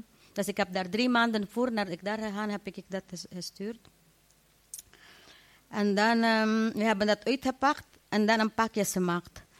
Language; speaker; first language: Dutch; non-native, fluent; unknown